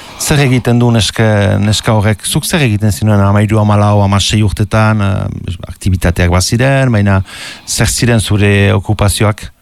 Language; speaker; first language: Basque; native; Basque